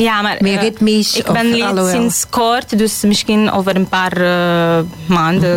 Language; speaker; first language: Dutch; non-native, learner; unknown